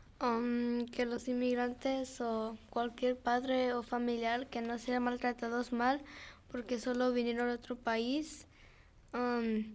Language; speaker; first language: Spanish; early bilingual, heritage; Spanish